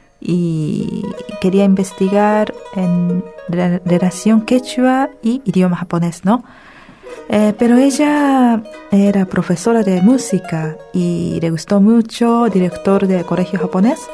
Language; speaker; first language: Spanish; early bilingual, other home language; Japanese